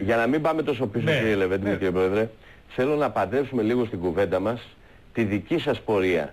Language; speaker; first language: Greek; native; Greek